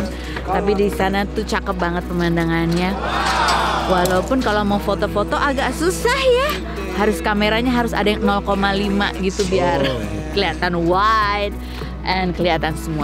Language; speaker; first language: Indonesian; native; Indonesian